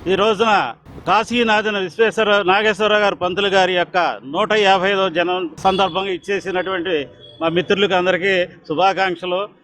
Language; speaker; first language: Telugu; native; Telugu